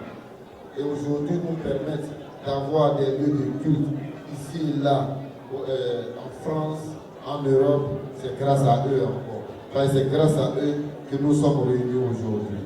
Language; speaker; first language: French; non-native, local second language; Dyula